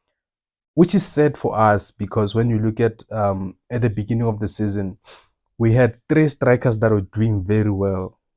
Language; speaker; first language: English; non-native, local second language; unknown